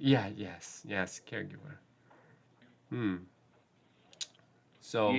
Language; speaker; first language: English; non-native, learner; Korean